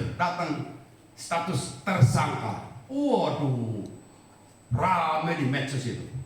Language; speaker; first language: Indonesian; non-native, local second language; Batak Toba